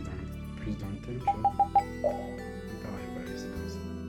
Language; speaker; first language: French; native; French